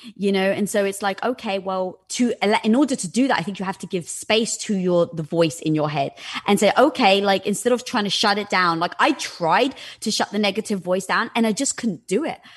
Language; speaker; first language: English; native; English